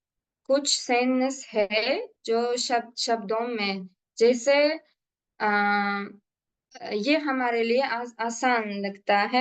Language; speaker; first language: Hindi; non-native, learner; Uzbek